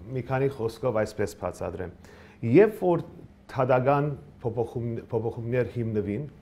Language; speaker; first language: Armenian; early bilingual, other home language; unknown